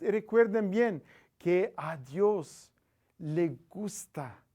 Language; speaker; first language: Spanish; non-native, fluent; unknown